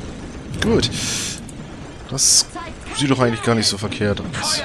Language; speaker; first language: German; native; German